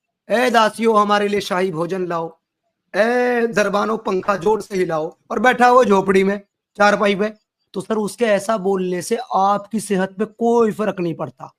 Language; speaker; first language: Hindi; native; Hindi